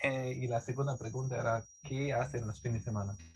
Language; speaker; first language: Spanish; non-native, fluent; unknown